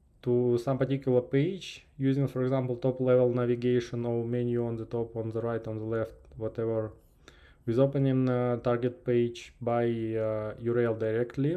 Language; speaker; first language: English; non-native, fluent; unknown